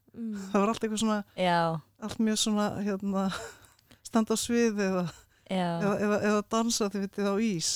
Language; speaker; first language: Icelandic; early bilingual, other home language; Russian